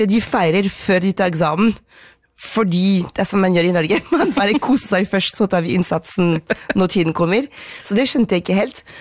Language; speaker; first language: Norwegian; non-native, fluent; French